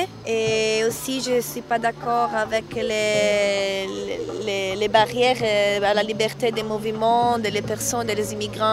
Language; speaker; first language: French; non-native, learner; Italian